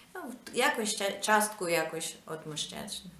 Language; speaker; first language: Polish; non-native, learner; Ukrainian